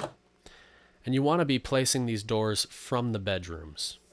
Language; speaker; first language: English; native; English